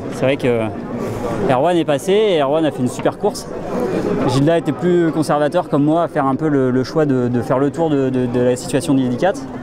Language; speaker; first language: French; native; French